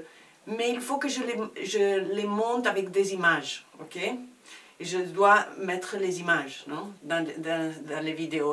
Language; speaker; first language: French; non-native, fluent; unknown